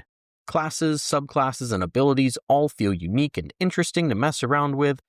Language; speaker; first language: English; native; English